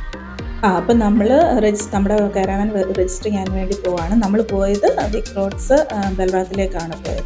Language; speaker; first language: Malayalam; native; Malayalam